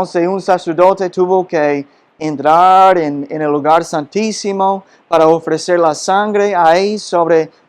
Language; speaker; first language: Spanish; non-native, fluent; English